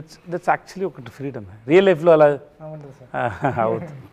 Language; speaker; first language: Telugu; non-native, learner; Tamil